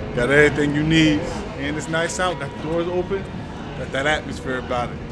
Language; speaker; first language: English; native; English